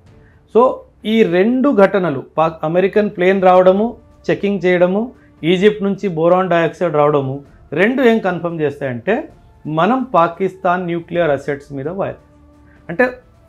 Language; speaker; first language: Telugu; non-native, local second language; Punjabi